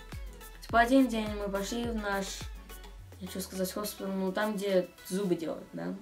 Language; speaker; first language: Russian; early bilingual, other home language; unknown